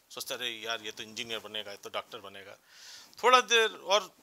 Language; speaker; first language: Hindi; native; Hindi